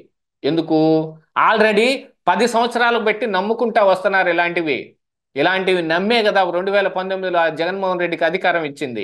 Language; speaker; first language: Telugu; native; Telugu